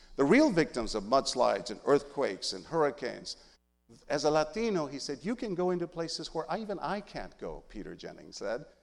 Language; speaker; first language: English; early bilingual, other home language; Spanish